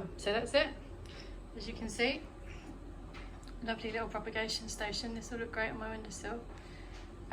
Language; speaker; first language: English; native; English